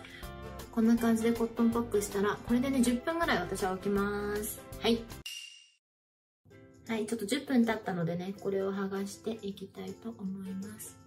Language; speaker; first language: Japanese; native; Japanese